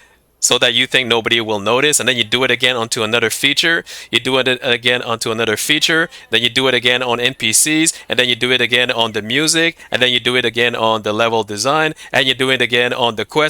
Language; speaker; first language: English; non-native, fluent; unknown